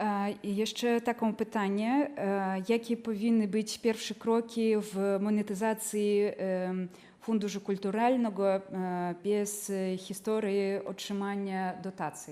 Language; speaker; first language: Polish; non-native, fluent; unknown